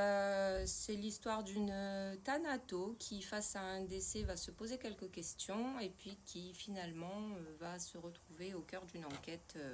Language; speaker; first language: French; native; French